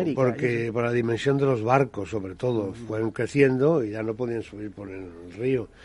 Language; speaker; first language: Spanish; native; Spanish